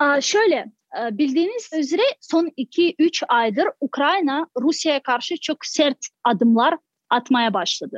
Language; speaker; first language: Turkish; non-native, fluent; Crimean Tatar